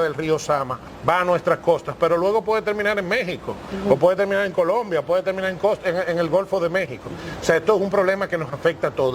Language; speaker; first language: Spanish; native; Spanish